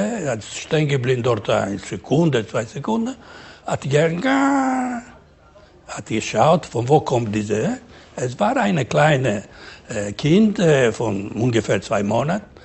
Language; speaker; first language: German; non-native, learner; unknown